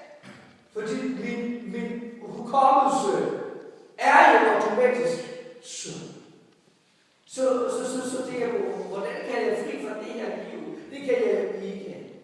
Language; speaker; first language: Danish; non-native, fluent; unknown